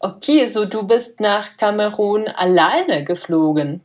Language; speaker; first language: German; non-native, fluent; Czech